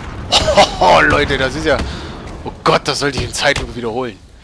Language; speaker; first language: German; native; German